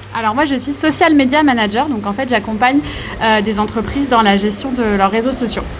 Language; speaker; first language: French; native; French